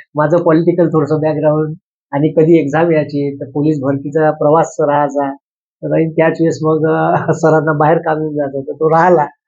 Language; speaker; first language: Marathi; native; Marathi